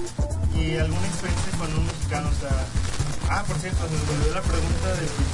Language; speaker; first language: Spanish; native; Spanish